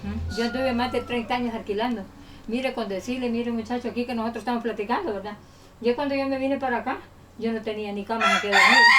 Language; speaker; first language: Spanish; native; Spanish